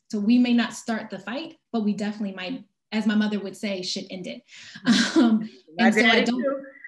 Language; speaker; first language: English; native; English